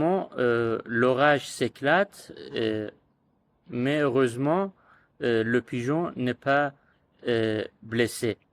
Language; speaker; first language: French; non-native, learner; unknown